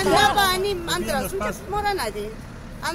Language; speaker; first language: Greek; non-native, learner; Turkish